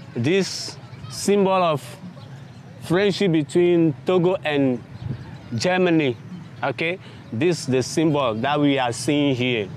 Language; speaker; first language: English; non-native, fluent; Ewe